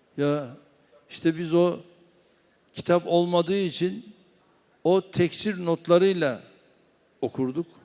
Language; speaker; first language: Turkish; native; Turkish